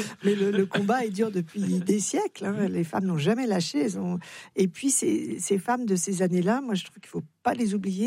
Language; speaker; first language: French; native; French